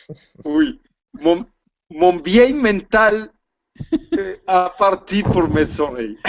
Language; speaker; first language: French; non-native, learner; Spanish